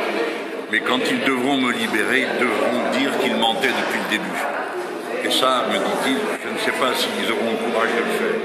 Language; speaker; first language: French; native; French